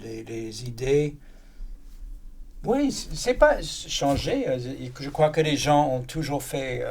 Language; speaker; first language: French; non-native, fluent; English